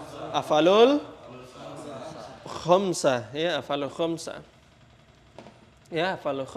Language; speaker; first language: Arabic; non-native, fluent; Indonesian